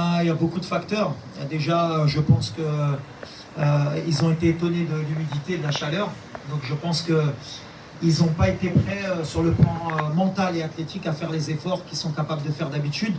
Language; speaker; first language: French; native; French